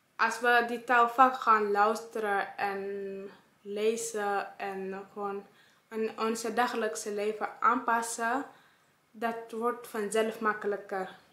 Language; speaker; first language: Dutch; non-native, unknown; Tigrinya